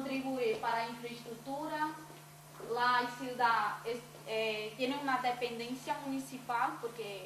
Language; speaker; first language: Spanish; non-native, fluent; Portuguese